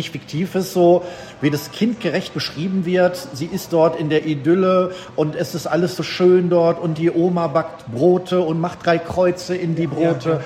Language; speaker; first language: German; native; German